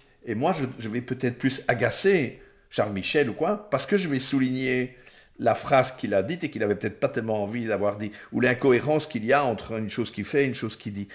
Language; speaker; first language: French; native; French